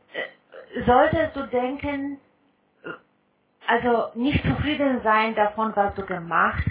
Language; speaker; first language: German; non-native, fluent; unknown